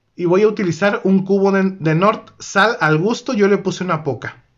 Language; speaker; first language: Spanish; native; Spanish